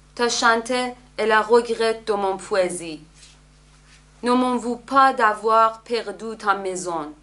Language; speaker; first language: French; non-native, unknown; Persian